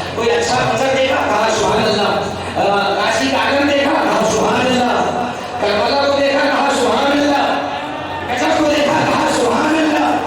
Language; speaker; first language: Urdu; native; Urdu